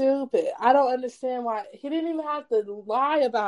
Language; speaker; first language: English; native; English